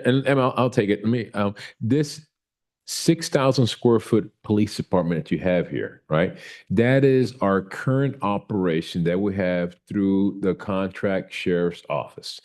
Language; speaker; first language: English; native; English